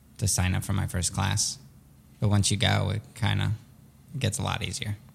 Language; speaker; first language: English; early bilingual, other home language; Russian